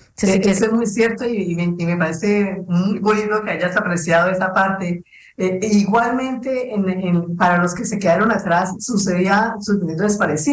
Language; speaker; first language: Spanish; native; Spanish